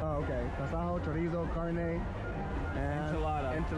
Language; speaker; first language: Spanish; non-native, learner; English